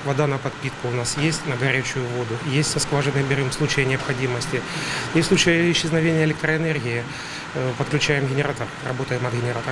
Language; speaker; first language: Russian; native; Russian